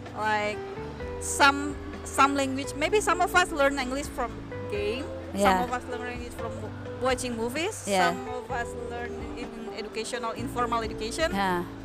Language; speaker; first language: English; non-native, fluent; Malay